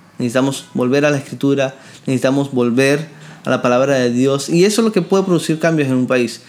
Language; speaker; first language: Spanish; native; Spanish